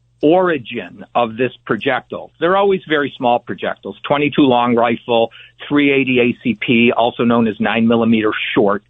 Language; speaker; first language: English; native; English